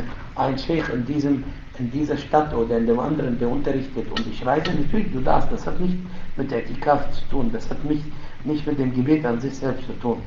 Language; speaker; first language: German; non-native, fluent; Arabic